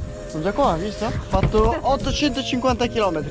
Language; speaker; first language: Italian; early bilingual, heritage; French